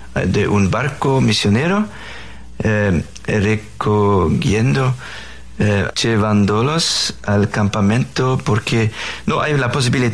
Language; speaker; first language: Spanish; non-native, fluent; Faroese